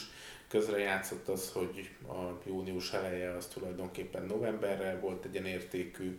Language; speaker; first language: Hungarian; native; Hungarian